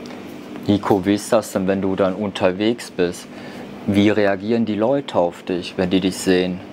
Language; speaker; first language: German; native; German